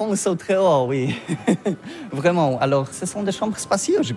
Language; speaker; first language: French; non-native, learner; Polish